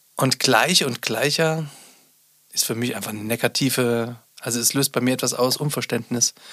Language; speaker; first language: German; native; German